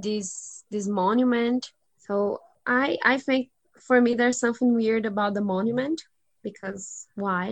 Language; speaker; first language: English; non-native, fluent; Portuguese